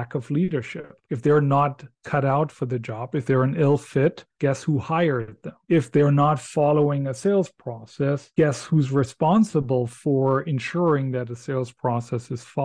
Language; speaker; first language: English; non-native, fluent; German